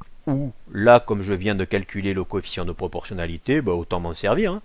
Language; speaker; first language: French; native; French